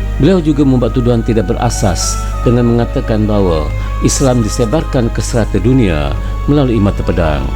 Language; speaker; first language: Malay; native; Malay